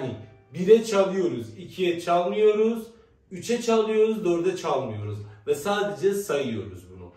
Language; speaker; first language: Turkish; non-native, fluent; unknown